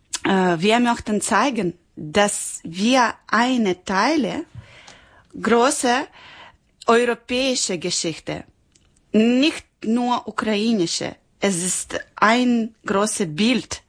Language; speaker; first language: German; non-native, learner; Ukrainian